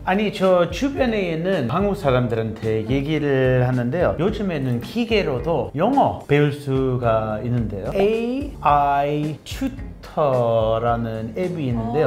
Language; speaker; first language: Korean; non-native, fluent; English